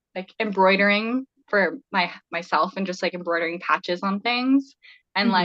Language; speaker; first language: English; native; English